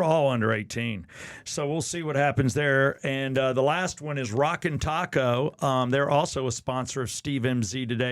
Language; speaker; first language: English; native; English